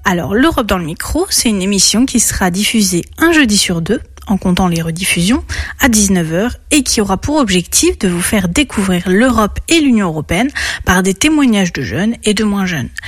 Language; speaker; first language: French; native; French